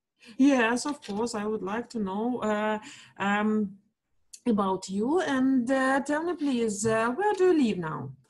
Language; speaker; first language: English; non-native, learner; Russian